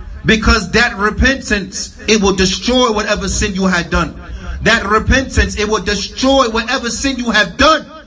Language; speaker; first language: English; native; English